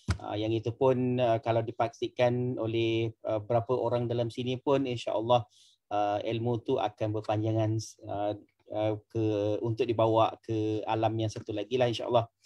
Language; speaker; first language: Malay; native; Malay